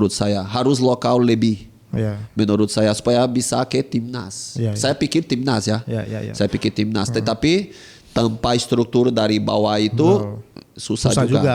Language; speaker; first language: Indonesian; non-native, fluent; Portuguese